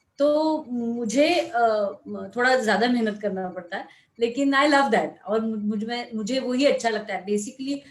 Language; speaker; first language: Hindi; non-native, local second language; Marathi